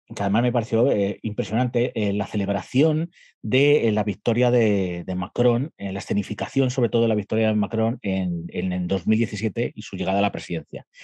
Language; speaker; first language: Spanish; native; Spanish